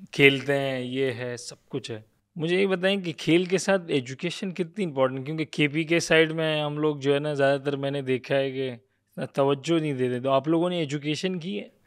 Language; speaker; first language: Urdu; non-native, local second language; Pashto